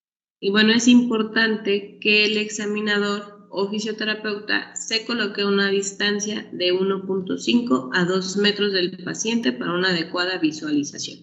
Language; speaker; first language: Spanish; native; Spanish